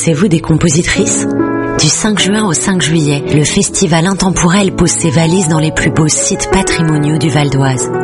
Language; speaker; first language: French; native; French